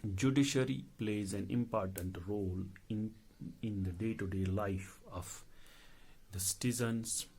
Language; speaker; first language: English; non-native, local second language; Hindi